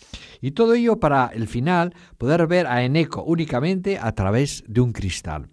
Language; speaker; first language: Spanish; native; Spanish